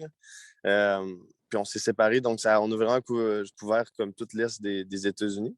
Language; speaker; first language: French; native; French